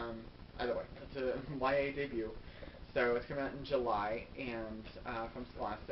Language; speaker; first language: English; native; English